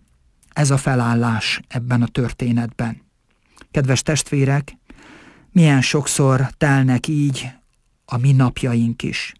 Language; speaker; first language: Hungarian; native; Hungarian